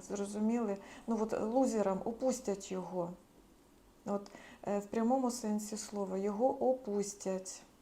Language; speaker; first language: Ukrainian; non-native, local second language; Russian